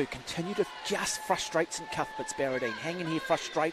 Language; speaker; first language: English; native; English